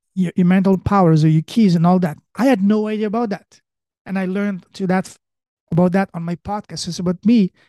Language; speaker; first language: English; early bilingual, other home language; French